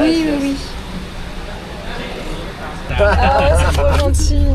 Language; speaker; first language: French; native; French